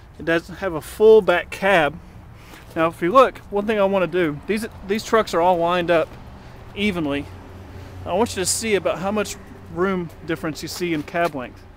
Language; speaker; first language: English; native; English